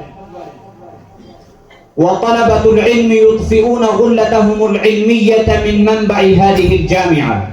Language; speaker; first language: Arabic; non-native, fluent; Urdu